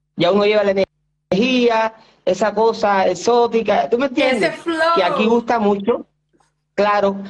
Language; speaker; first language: Spanish; native; Spanish